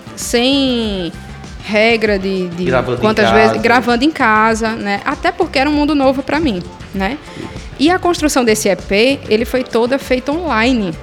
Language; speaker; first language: Portuguese; native; Portuguese